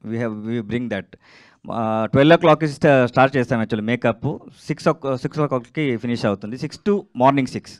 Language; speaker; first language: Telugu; non-native, learner; Kannada